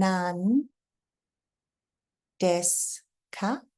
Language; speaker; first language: Japanese; non-native, fluent; English